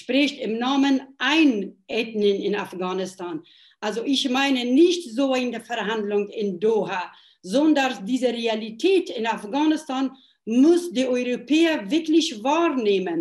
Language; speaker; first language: German; non-native, fluent; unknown